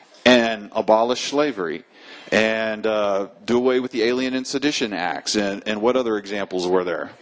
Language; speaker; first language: English; native; English